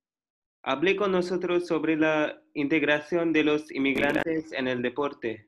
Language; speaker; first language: Spanish; non-native, learner; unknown